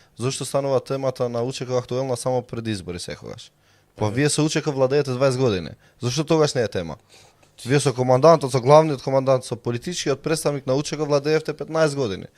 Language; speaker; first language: Macedonian; non-native, local second language; Albanian